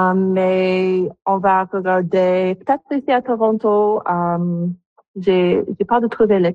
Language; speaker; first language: French; non-native, local second language; English